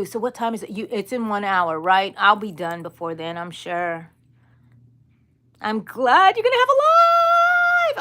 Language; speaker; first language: English; native; English